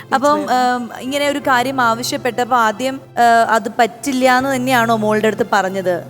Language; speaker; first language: Malayalam; native; Malayalam